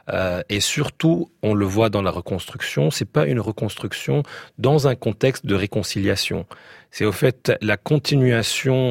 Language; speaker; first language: French; native; French